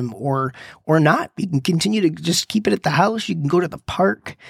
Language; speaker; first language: English; native; English